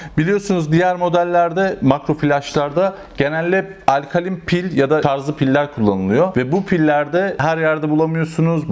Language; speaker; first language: Turkish; native; Turkish